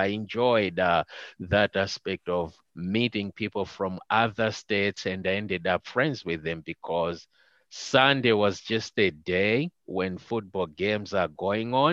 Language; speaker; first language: English; non-native, local second language; Nyanja